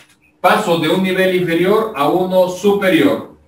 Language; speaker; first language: Spanish; native; Spanish